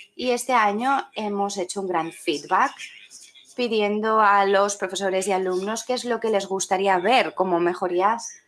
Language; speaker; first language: Spanish; non-native, fluent; French